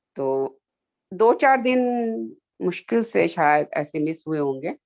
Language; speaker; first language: Hindi; native; Hindi